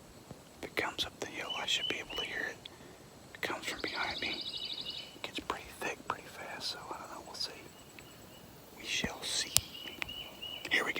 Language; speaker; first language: English; native; English